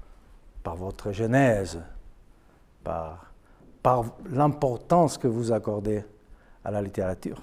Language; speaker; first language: French; non-native, fluent; Spanish